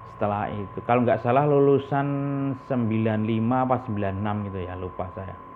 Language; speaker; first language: Indonesian; native; Indonesian